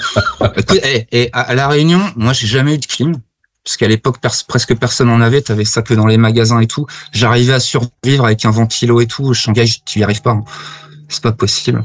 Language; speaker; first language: French; native; French